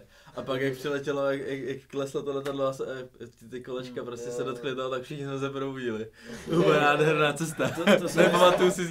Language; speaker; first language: Czech; native; Czech